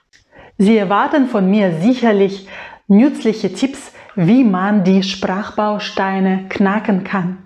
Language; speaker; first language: German; non-native, fluent; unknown